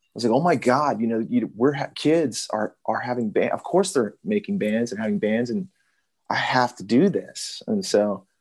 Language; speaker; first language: English; native; English